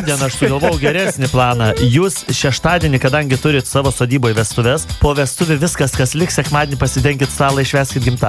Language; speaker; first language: Lithuanian; native; Lithuanian